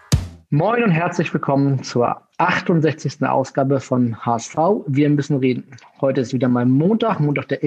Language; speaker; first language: German; native; German